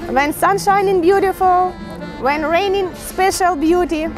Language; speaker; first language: English; non-native, learner; Ukrainian